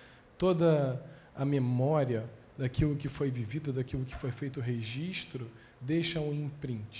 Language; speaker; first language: Portuguese; native; Portuguese